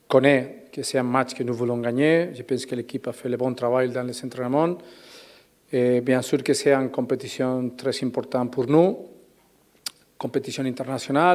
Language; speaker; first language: French; non-native, learner; Spanish